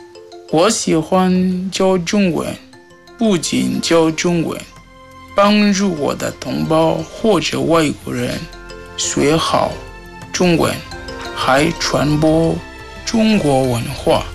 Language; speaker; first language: Chinese; non-native, fluent; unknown